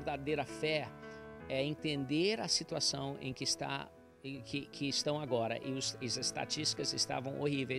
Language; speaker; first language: Portuguese; non-native, fluent; English